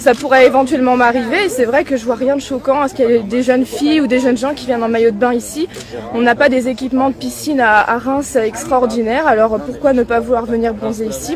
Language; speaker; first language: French; native; French